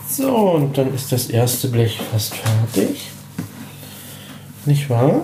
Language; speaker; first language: German; native; German